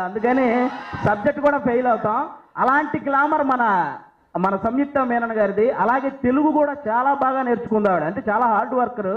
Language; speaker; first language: Telugu; native; Telugu